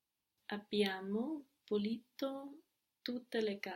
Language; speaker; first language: Italian; non-native, learner; English